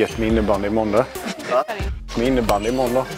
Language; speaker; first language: Swedish; native; Swedish